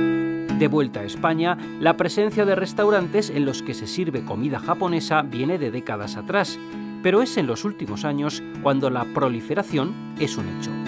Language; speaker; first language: Spanish; native; Spanish